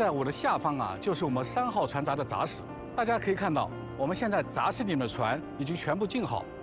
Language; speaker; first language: Chinese; native; Chinese